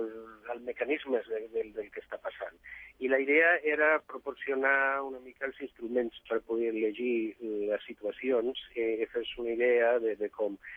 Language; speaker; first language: Catalan; non-native, fluent; Italian